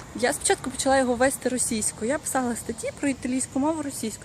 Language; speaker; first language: Ukrainian; non-native, local second language; Russian